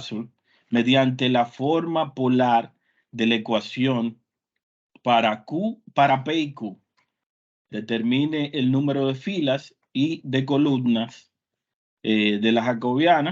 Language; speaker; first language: Spanish; native; Spanish